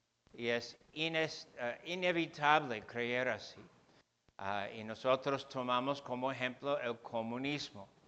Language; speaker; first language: Spanish; non-native, fluent; English